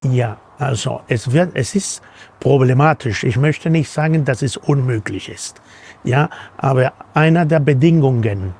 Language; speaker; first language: German; non-native, fluent; Spanish